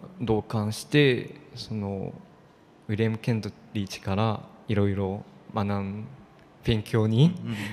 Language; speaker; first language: Japanese; non-native, fluent; Chinese